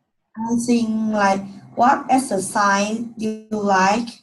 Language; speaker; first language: English; non-native, learner; Vietnamese